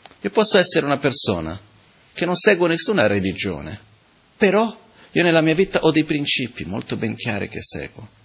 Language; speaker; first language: Italian; non-native, fluent; Portuguese